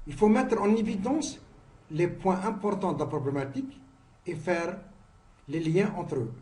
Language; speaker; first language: French; non-native, local second language; Arabic